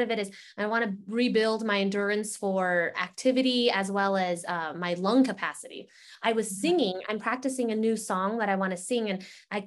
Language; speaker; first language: English; native; English